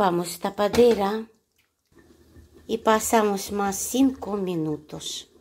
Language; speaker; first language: Spanish; non-native, learner; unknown